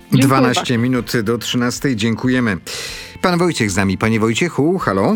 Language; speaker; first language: Polish; native; Polish